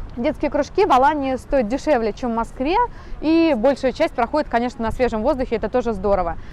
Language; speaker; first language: Russian; native; Russian